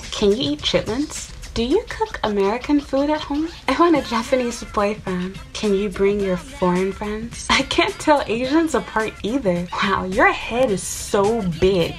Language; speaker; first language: English; native; English